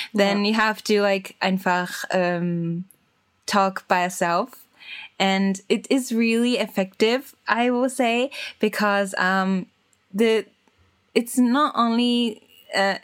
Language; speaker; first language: English; early bilingual, other home language; Japanese